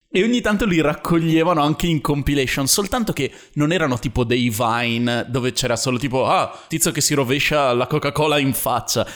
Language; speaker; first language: Italian; native; Italian